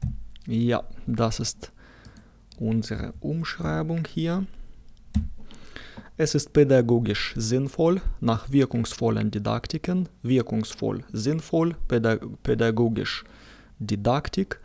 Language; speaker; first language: German; non-native, fluent; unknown